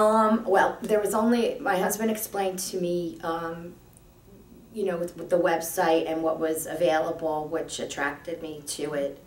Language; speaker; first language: English; native; English